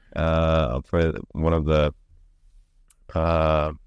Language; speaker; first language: English; early bilingual, heritage; Lithuanian